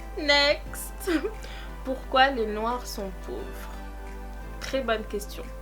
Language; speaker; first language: French; native; French